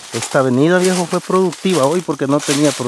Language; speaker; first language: Spanish; native; Spanish